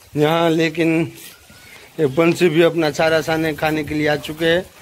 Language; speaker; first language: Hindi; non-native, local second language; Gujarati